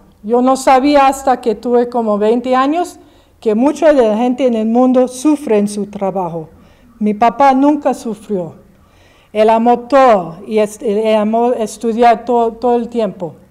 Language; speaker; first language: Spanish; early bilingual, heritage; English